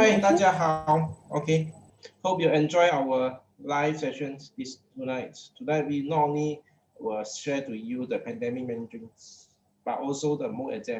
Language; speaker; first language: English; non-native, local second language; Chinese